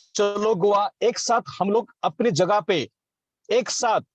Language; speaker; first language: Hindi; non-native, local second language; Assamese